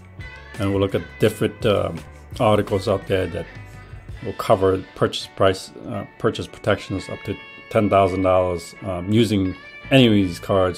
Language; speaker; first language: English; native; English